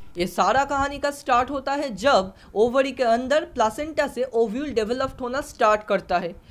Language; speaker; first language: Hindi; non-native, local second language; Bangla